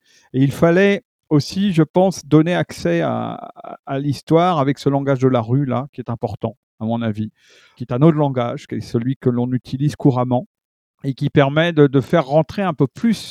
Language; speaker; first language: French; native; French